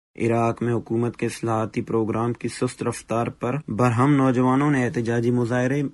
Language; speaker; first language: Urdu; non-native, local second language; Baluchi